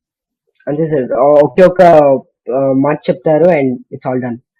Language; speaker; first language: Telugu; non-native, learner; Kannada